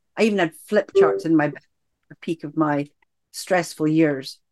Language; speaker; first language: English; native; English